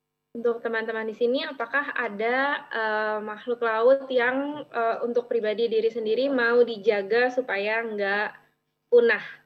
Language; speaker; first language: Indonesian; native; Indonesian